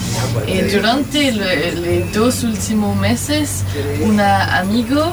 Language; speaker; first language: Spanish; non-native, learner; French